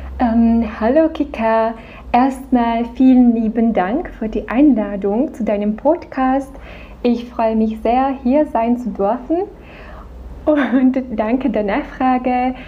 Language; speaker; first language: German; non-native, fluent; Czech